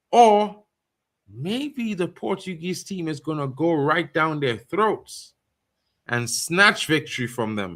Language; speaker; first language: English; native; English